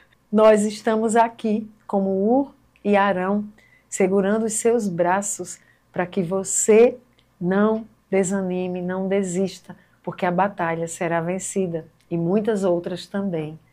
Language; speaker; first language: Portuguese; native; Portuguese